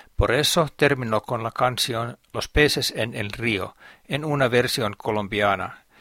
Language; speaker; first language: Spanish; non-native, fluent; Finnish